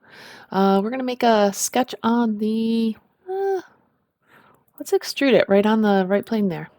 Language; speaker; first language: English; native; English